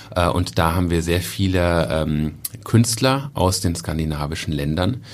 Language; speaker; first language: German; native; German